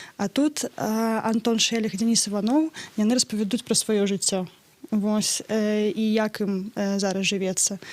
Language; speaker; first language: Belarusian; non-native, local second language; Russian